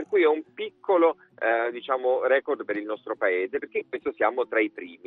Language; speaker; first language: Italian; native; Italian